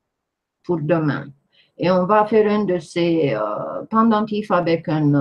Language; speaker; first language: French; non-native, fluent; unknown